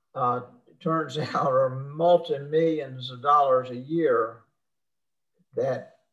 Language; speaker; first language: English; native; English